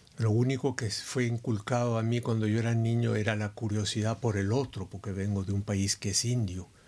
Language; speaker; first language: Spanish; native; Spanish